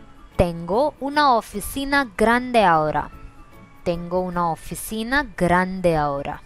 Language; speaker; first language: Spanish; non-native, fluent; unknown